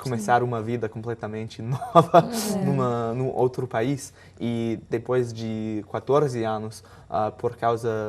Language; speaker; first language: Portuguese; non-native, fluent; English